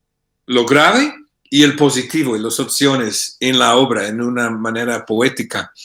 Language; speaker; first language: Spanish; non-native, fluent; English